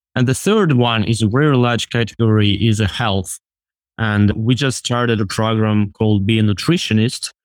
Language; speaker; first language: English; non-native, fluent; Russian